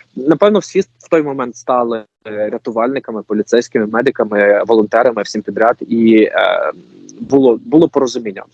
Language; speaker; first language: Ukrainian; native; Ukrainian